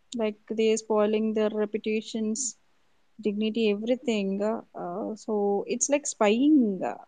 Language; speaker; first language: English; non-native, local second language; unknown